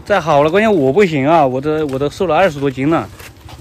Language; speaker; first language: Chinese; native; Chinese